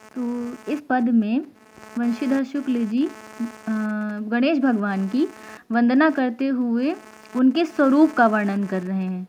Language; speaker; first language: Hindi; native; Hindi